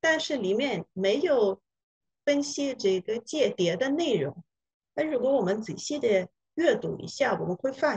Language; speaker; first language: Chinese; non-native, fluent; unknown